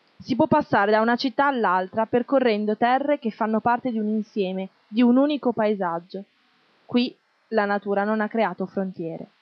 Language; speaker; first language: Italian; non-native, fluent; Arabic